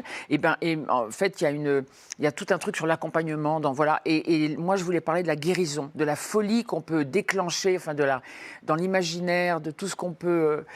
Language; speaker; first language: French; native; French